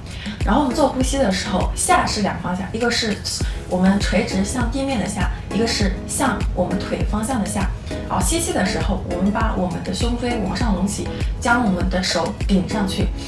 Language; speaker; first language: Chinese; native; Chinese